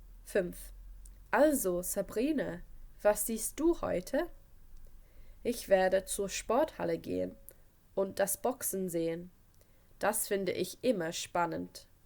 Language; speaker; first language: German; non-native, fluent; English